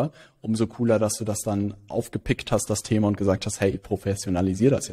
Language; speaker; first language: German; native; German